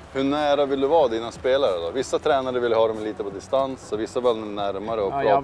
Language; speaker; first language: Swedish; native; Swedish